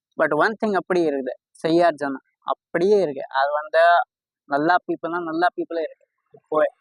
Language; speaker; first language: Tamil; non-native, learner; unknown